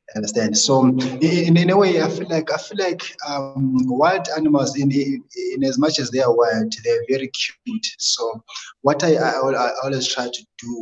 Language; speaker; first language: English; non-native, local second language; North Ndebele